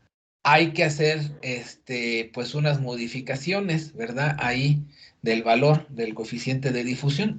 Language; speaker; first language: Spanish; native; Spanish